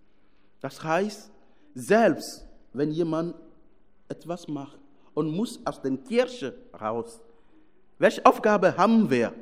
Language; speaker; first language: German; non-native, fluent; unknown